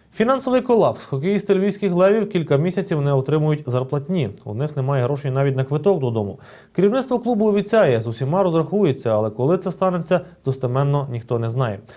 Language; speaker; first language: Ukrainian; native; Ukrainian